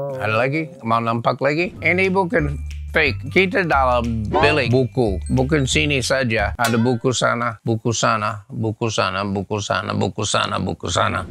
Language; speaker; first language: Malay; non-native, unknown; English